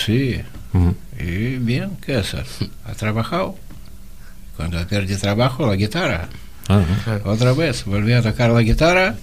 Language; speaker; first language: Spanish; non-native, learner; Russian